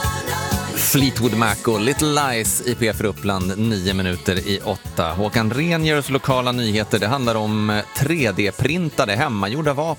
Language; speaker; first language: Swedish; native; Swedish